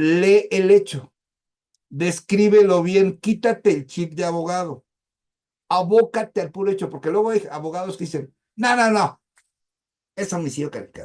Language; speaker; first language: Spanish; native; Spanish